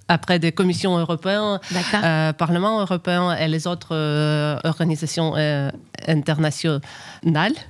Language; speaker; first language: French; non-native, fluent; Ukrainian